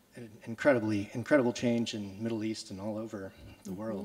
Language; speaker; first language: English; native; English